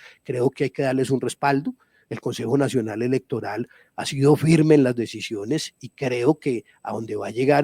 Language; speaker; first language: Spanish; native; Spanish